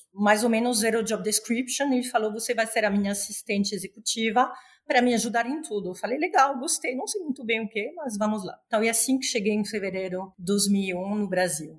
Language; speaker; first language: Portuguese; non-native, fluent; Spanish